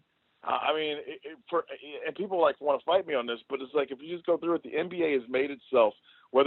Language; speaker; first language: English; native; English